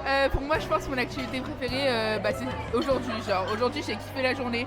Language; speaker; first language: French; native; French